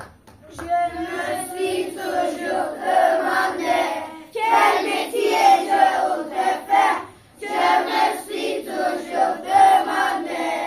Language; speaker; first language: French; non-native, learner; Turkish